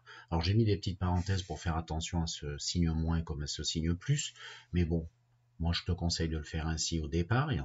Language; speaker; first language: French; native; French